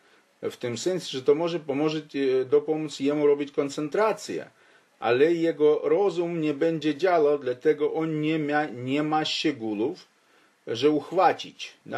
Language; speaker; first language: Polish; non-native, fluent; Ukrainian